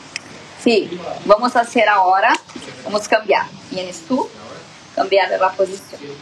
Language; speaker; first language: Spanish; non-native, learner; Portuguese